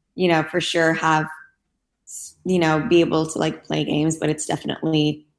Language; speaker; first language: English; non-native, fluent; Turkish